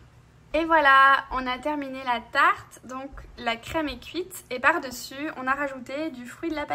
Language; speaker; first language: French; native; French